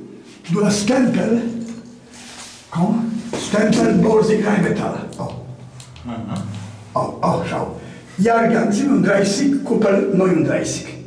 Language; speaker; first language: German; non-native, learner; Polish